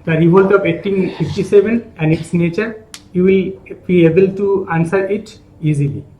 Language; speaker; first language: English; non-native, local second language; Bangla